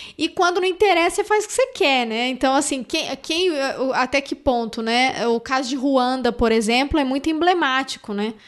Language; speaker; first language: Portuguese; native; Portuguese